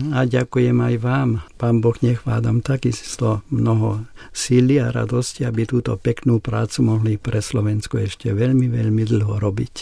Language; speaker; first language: Slovak; non-native, local second language; Hungarian